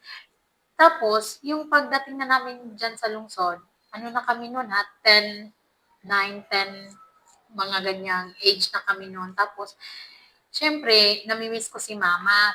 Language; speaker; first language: Filipino; non-native, local second language; Cebuano